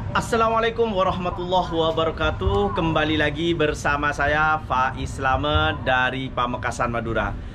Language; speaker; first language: Indonesian; non-native, local second language; Madurese